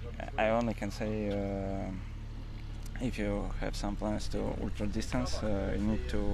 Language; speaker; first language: English; non-native, learner; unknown